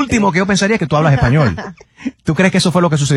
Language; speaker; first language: Spanish; early bilingual, heritage; Spanish